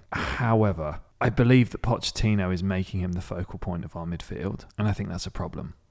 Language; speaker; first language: English; native; English